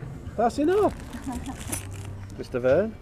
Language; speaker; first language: English; native; English